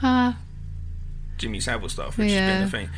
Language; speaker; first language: English; native; English